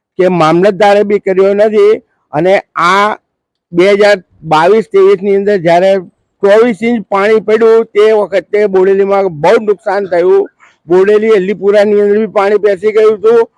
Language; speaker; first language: Gujarati; native; Gujarati